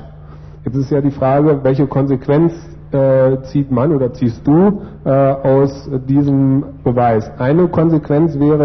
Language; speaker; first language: German; native; German